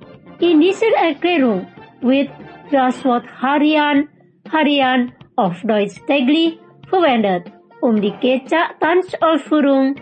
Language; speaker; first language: German; non-native, fluent; Indonesian